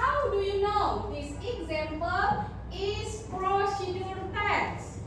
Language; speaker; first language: English; non-native, learner; Indonesian